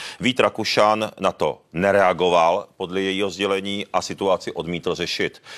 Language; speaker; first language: Czech; early bilingual, other home language; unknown